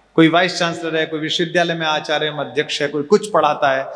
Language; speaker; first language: Hindi; native; Hindi